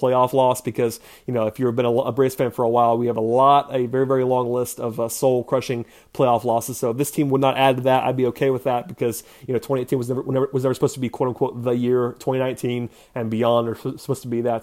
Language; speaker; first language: English; native; English